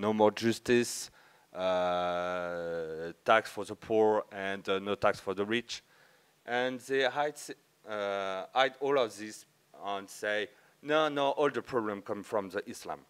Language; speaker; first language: English; non-native, learner; French